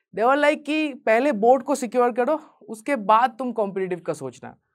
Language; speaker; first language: Hindi; non-native, local second language; Bangla